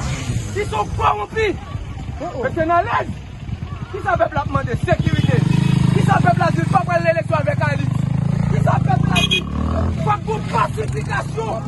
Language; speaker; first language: Haitian Creole; native; Haitian Creole